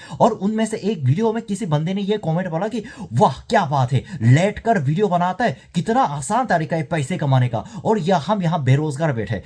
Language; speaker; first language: Hindi; non-native, fluent; Korean